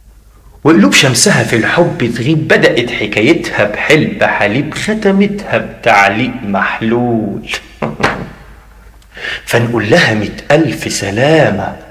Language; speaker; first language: Arabic; native; Arabic